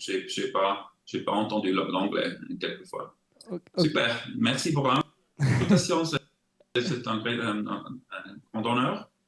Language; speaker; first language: French; non-native, local second language; German